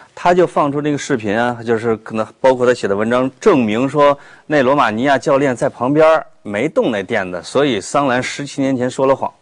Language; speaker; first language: Chinese; native; Chinese